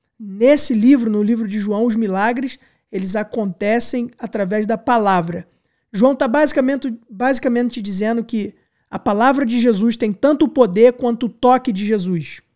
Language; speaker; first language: Portuguese; native; Portuguese